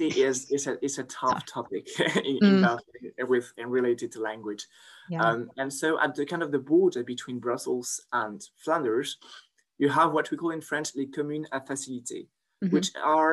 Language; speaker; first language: English; non-native, fluent; French